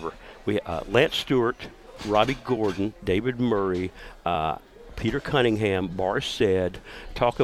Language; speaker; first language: English; native; English